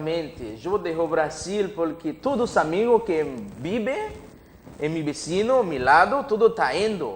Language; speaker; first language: Spanish; non-native, learner; Haitian Creole